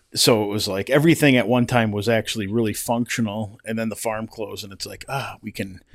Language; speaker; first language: English; native; English